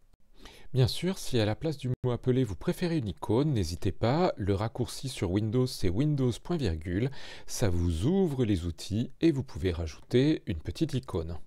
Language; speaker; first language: French; native; French